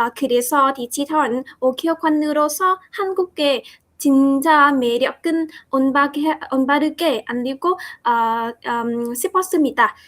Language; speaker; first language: Korean; non-native, learner; Vietnamese